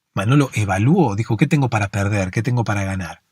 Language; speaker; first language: Spanish; native; Spanish